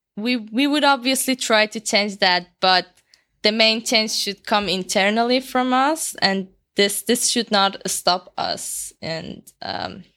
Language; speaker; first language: English; non-native, fluent; Persian